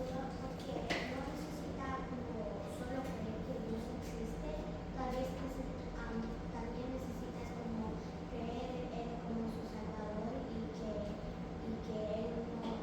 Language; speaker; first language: Spanish; early bilingual, heritage; Spanish